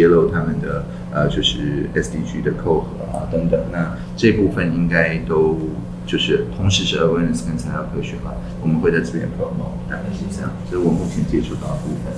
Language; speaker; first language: Chinese; native; Chinese